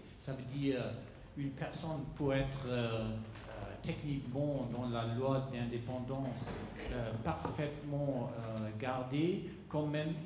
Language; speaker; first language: French; non-native, fluent; German